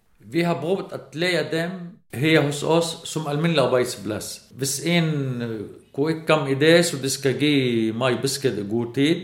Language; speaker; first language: Danish; non-native, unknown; Arabic